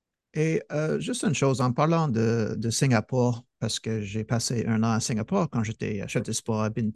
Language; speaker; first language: French; non-native, fluent; English